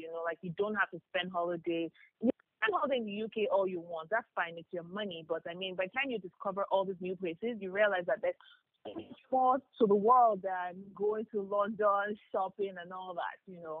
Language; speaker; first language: English; non-native, local second language; Yoruba